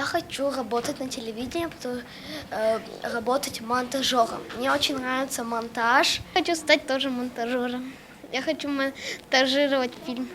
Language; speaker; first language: Russian; non-native, local second language; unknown